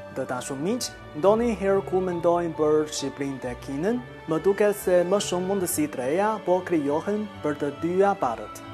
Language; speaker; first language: Albanian; non-native, fluent; Chinese